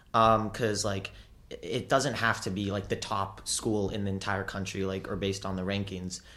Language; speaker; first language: English; native; English